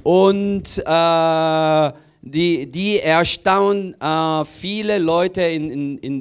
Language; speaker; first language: German; non-native, learner; Korean